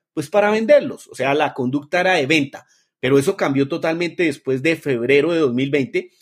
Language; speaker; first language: Spanish; native; Spanish